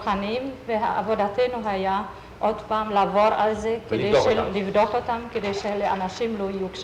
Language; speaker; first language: Hebrew; non-native, fluent; German